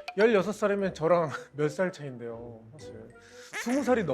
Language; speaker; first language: Korean; native; Korean